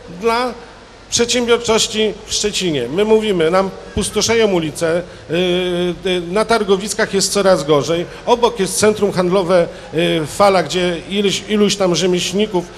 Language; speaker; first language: Polish; native; Polish